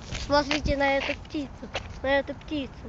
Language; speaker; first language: Russian; non-native, local second language; Kazakh